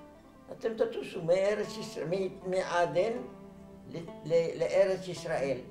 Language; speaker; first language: Hebrew; non-native, fluent; Arabic